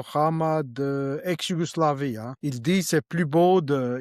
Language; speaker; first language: French; non-native, learner; Albanian